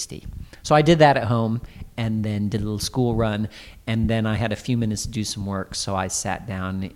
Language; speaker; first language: English; native; English